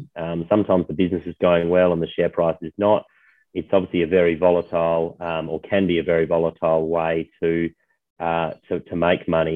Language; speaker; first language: English; native; English